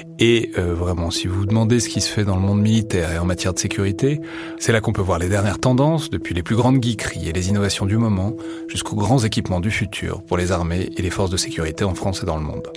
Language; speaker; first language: French; native; French